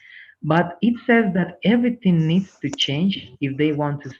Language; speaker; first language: English; non-native, fluent; Spanish